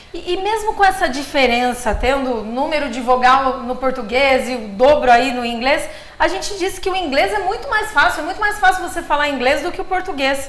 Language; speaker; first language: Portuguese; native; Portuguese